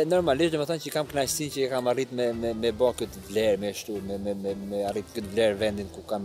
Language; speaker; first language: Albanian; early bilingual, heritage; Albanian